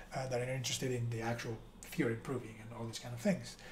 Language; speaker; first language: English; non-native, fluent; Spanish